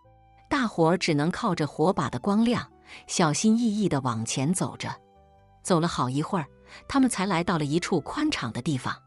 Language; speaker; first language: Chinese; native; Chinese